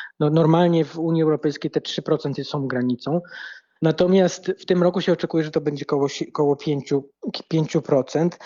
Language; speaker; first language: Polish; native; Polish